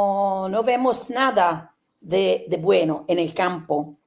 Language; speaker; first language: Spanish; non-native, learner; Italian